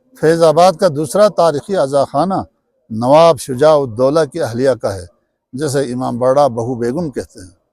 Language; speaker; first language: Urdu; non-native, local second language; Balti